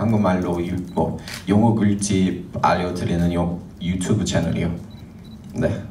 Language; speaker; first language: Korean; non-native, fluent; English